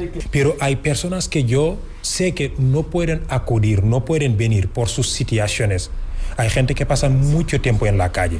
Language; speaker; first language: Spanish; non-native, fluent; Wolof